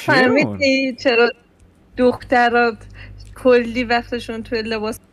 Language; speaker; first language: Persian; native; Persian